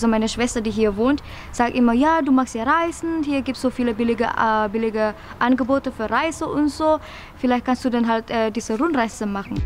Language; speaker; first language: German; non-native, fluent; Indonesian